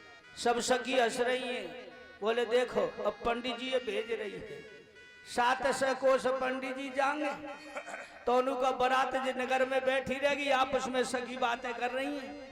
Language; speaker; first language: Hindi; native; Hindi